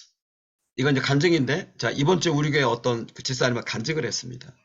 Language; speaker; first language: Korean; native; Korean